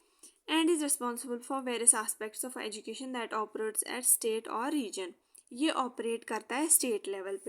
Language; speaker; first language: Hindi; native; Hindi